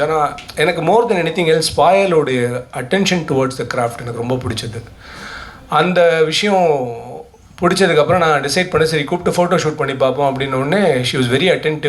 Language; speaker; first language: Tamil; native; Tamil